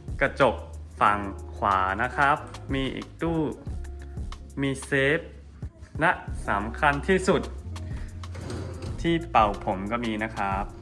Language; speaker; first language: Thai; non-native, fluent; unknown